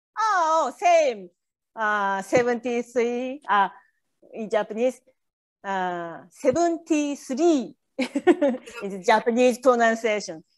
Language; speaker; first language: English; non-native, learner; Japanese